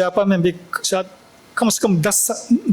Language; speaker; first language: Hindi; non-native, fluent; Japanese